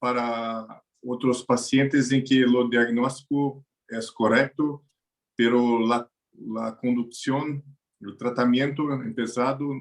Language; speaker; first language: Spanish; non-native, learner; Portuguese